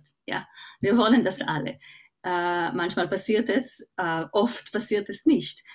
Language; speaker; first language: German; non-native, fluent; Hebrew